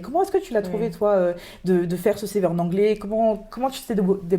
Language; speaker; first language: French; native; French